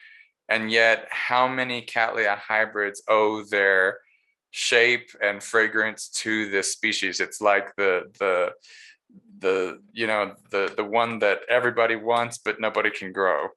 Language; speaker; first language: English; native; English